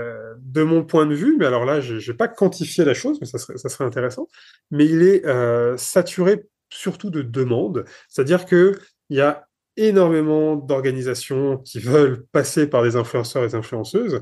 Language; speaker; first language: French; native; French